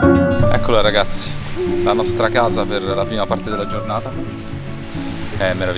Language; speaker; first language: Italian; native; Italian